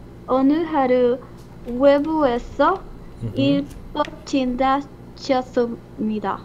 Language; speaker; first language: Korean; non-native, learner; Spanish